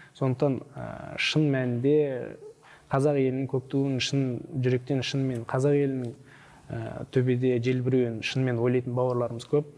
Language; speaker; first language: Kazakh; non-native, local second language; Uzbek